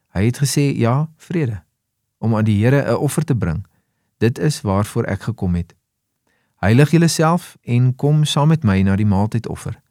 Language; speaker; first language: Afrikaans; native; Afrikaans